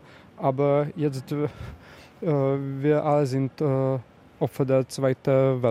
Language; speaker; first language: German; non-native, learner; Czech